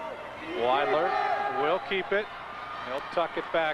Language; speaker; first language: English; native; English